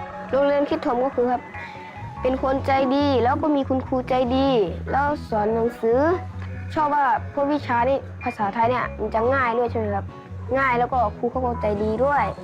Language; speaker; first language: Thai; early bilingual, other home language; Shan